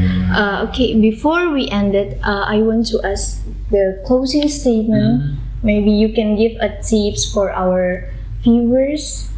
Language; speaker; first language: English; non-native, learner; Indonesian